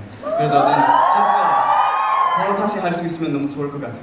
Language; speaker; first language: Korean; early bilingual, heritage; English